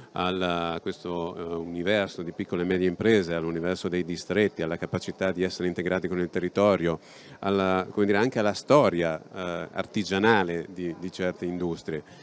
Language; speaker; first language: Italian; native; Italian